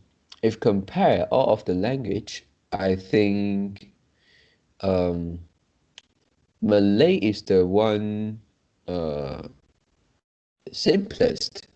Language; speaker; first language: English; non-native, local second language; Chinese